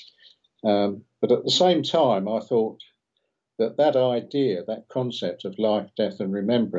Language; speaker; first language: English; native; English